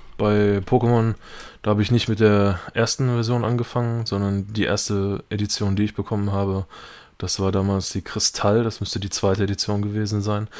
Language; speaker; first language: German; native; German